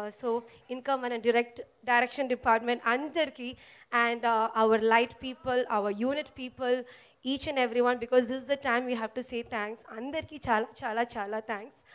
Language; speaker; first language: Telugu; non-native, learner; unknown